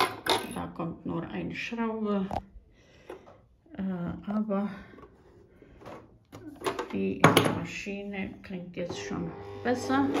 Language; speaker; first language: German; non-native, fluent; Croatian